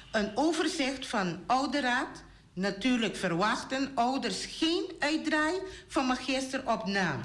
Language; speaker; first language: Dutch; non-native, local second language; Papiamento